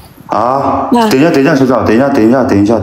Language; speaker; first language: Chinese; non-native, local second language; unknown